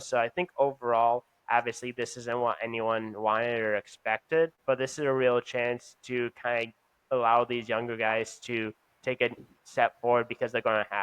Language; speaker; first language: English; native; English